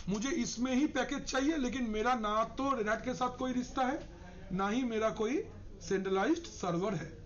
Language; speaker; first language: Hindi; non-native, local second language; Bangla